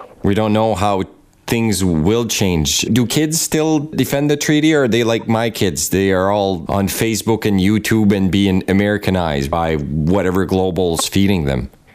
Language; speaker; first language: English; non-native, local second language; French